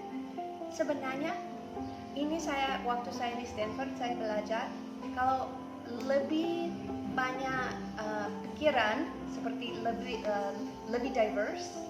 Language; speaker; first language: Indonesian; non-native, fluent; English